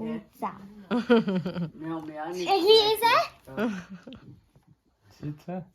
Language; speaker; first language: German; non-native, learner; Korean